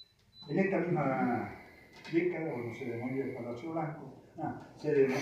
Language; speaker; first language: Spanish; native; Spanish